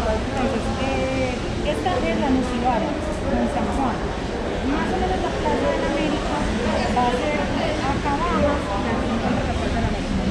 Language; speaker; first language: Spanish; native; Spanish